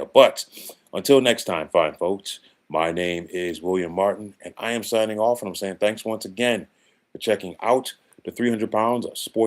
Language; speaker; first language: English; native; English